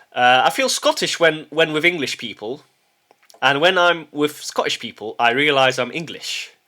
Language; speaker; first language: English; early bilingual, heritage; English